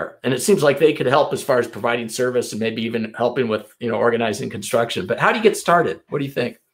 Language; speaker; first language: English; native; English